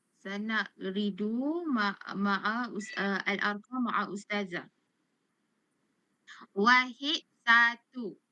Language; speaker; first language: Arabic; non-native, learner; Malay